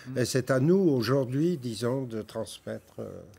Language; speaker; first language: French; native; French